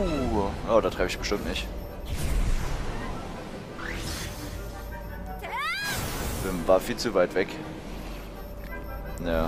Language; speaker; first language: German; native; German